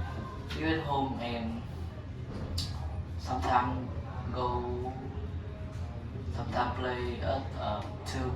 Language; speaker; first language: English; non-native, learner; Vietnamese